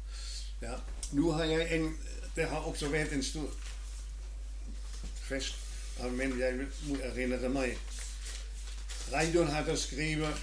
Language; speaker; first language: Norwegian; non-native, learner; German